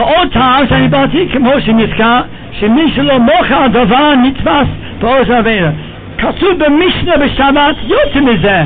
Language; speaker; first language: Hebrew; non-native, fluent; English